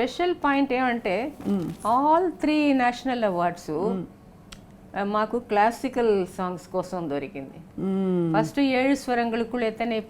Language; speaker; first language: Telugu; non-native, local second language; Tamil